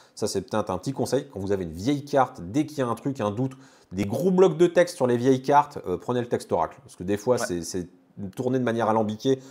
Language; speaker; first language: French; native; French